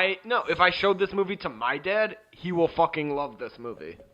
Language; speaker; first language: English; native; English